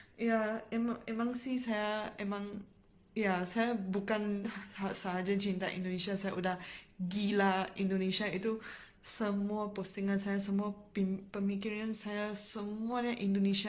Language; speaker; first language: Indonesian; non-native, fluent; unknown